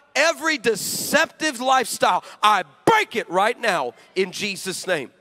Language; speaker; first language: English; native; English